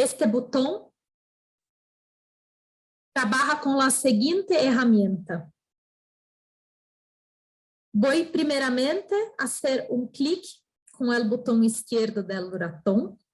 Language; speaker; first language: Spanish; non-native, fluent; Portuguese